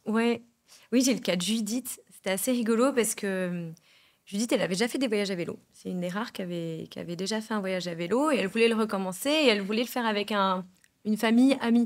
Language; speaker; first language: French; native; French